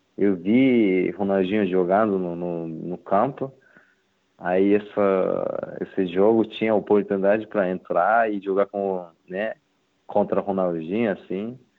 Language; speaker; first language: Portuguese; non-native, learner; Japanese